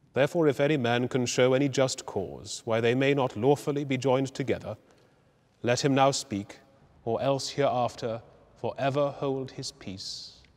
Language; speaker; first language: English; native; English